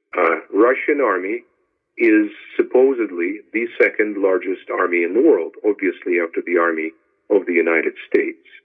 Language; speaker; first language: English; non-native, fluent; Ukrainian